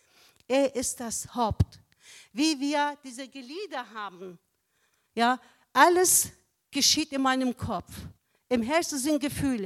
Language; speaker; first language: German; non-native, fluent; Persian